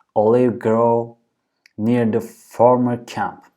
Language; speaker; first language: English; non-native, fluent; Turkish